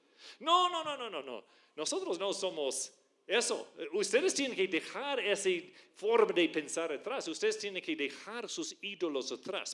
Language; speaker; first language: Spanish; non-native, fluent; English